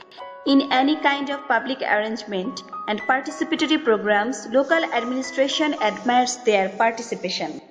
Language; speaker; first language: English; non-native, local second language; Bangla